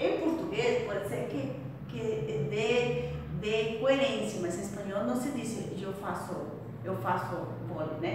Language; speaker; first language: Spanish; non-native, fluent; Portuguese